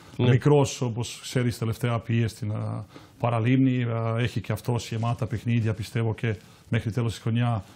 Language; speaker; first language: Greek; non-native, fluent; Serbian